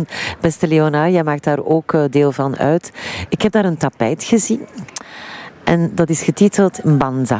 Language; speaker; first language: Dutch; native; Dutch